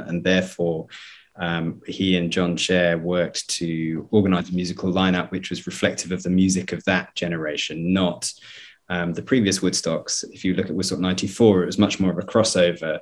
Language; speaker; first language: English; native; English